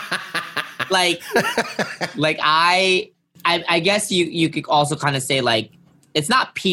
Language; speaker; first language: English; non-native, local second language; Filipino